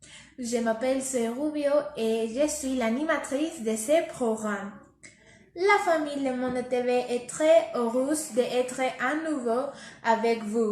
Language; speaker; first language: French; non-native, learner; Spanish